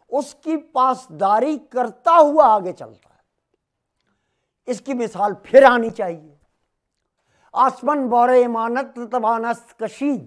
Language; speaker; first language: Urdu; native; Urdu